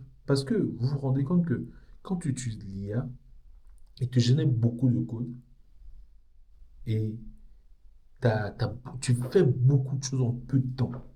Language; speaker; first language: French; native; French